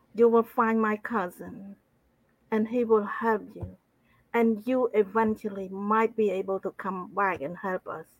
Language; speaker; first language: English; non-native, fluent; Khmer